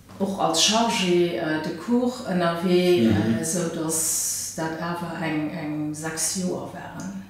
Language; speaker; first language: Luxembourgish; early bilingual, other home language; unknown